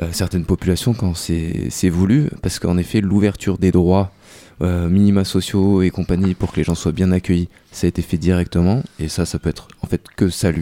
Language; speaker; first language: French; native; French